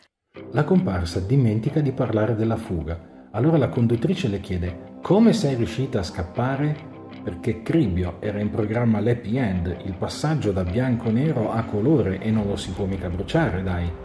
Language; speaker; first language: Italian; native; Italian